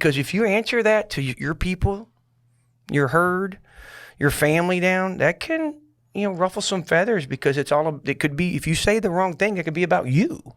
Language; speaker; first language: English; native; English